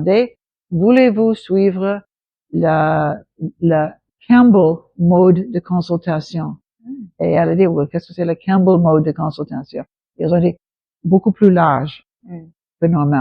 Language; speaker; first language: French; non-native, local second language; English